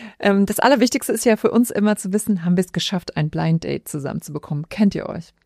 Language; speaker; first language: German; native; German